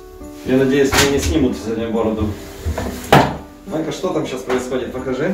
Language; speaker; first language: Russian; native; Russian